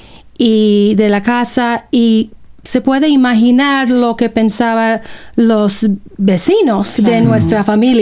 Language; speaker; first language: Spanish; non-native, fluent; English